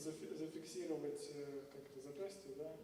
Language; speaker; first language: Russian; native; Russian